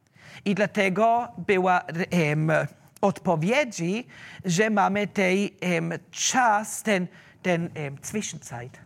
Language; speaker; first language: Polish; non-native, learner; German